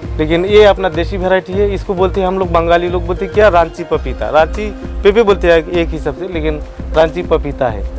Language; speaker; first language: Hindi; non-native, local second language; Bangla